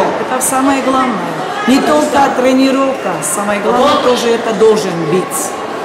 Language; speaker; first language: Russian; non-native, learner; Georgian